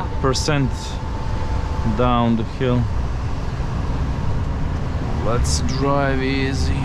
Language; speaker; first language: English; non-native, fluent; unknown